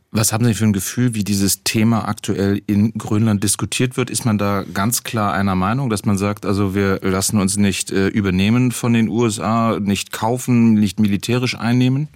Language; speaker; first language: German; native; German